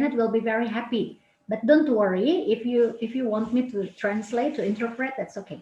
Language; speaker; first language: English; non-native, fluent; Indonesian